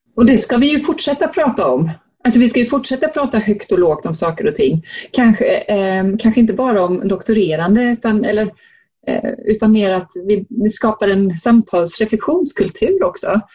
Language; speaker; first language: Swedish; native; Swedish